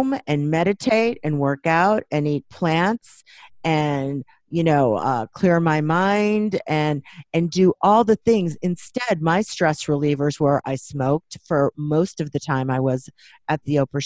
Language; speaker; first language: English; native; English